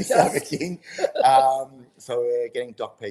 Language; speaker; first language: English; native; English